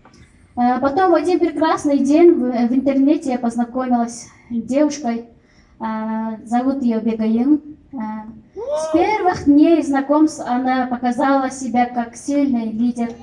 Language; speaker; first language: Russian; non-native, local second language; Kyrgyz